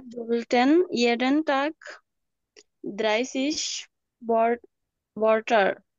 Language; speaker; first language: German; non-native, learner; Bangla